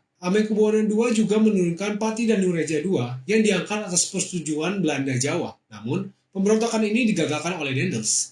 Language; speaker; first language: Indonesian; native; Indonesian